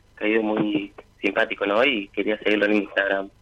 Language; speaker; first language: Spanish; native; Spanish